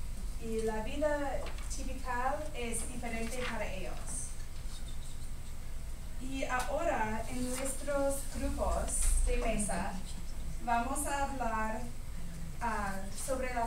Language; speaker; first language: Spanish; non-native, learner; English